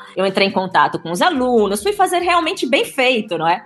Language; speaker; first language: Portuguese; native; Portuguese